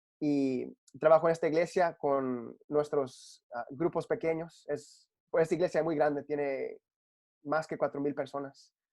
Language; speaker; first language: Spanish; early bilingual, heritage; Spanish